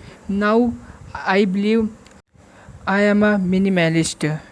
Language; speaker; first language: English; non-native, local second language; Hindi